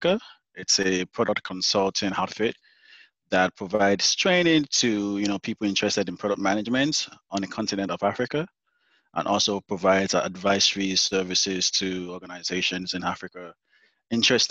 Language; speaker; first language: English; non-native, local second language; Yoruba